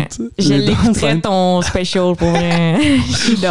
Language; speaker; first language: French; native; French